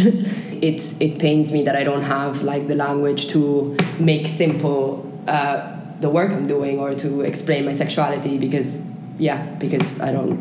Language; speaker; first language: English; non-native, fluent; Italian